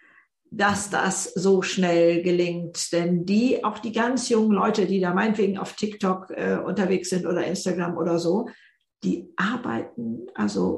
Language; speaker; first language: German; native; German